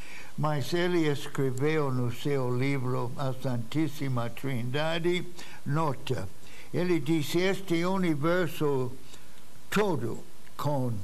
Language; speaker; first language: Portuguese; non-native, fluent; English